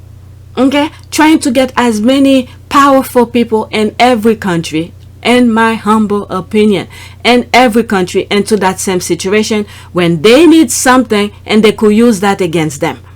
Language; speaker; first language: English; non-native, fluent; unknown